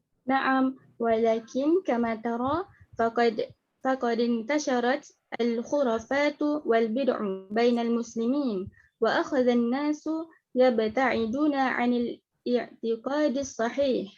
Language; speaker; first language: Arabic; non-native, learner; Indonesian